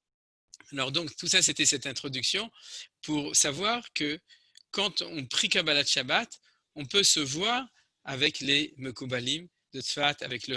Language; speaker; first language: French; native; French